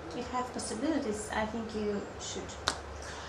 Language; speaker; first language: English; non-native, learner; Russian